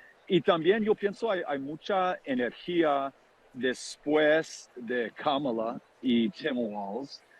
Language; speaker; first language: Spanish; non-native, fluent; English